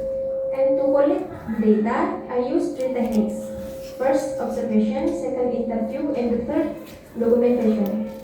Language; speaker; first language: English; non-native, fluent; Indonesian